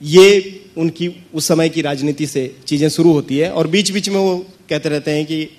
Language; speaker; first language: Hindi; native; Hindi